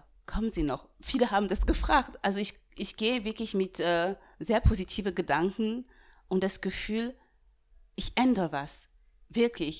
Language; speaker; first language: German; non-native, fluent; French